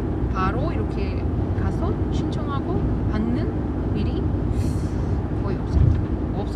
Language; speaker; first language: Korean; non-native, learner; Russian